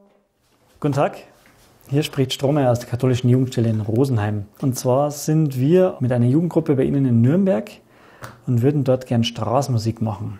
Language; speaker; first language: German; native; German